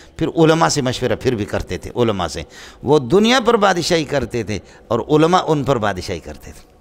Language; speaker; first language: Urdu; non-native, local second language; Brahui